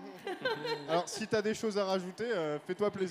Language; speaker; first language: French; native; French